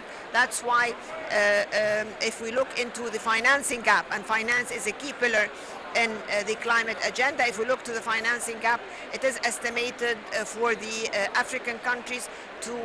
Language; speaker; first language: English; non-native, fluent; Arabic